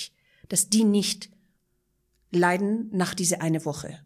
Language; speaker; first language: German; non-native, fluent; Persian